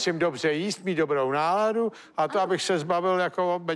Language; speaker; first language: Czech; native; Czech